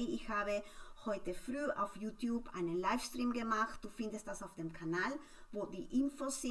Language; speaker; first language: German; non-native, fluent; Spanish